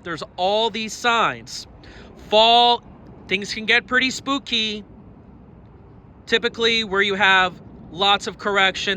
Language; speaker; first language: English; native; English